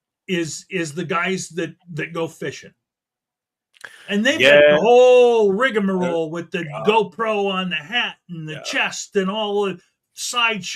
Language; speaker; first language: English; native; English